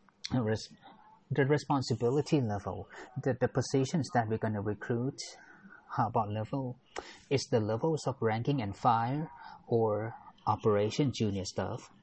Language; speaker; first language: English; non-native, fluent; Thai